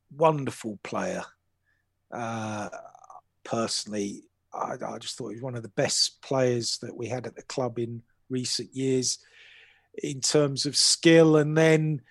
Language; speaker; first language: English; native; English